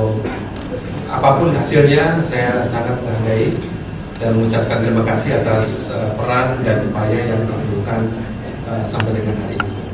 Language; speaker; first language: Indonesian; native; Indonesian